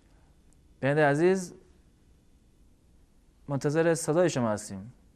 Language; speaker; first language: Persian; native; Persian